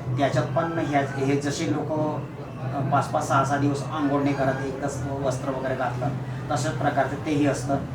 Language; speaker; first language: Marathi; non-native, local second language; Bhili